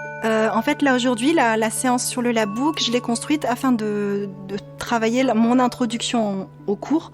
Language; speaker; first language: French; native; French